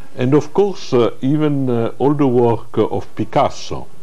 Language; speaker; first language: English; non-native, fluent; Italian